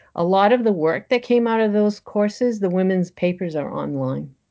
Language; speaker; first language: English; early bilingual, other home language; French